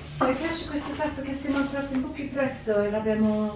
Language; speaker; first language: Italian; non-native, fluent; English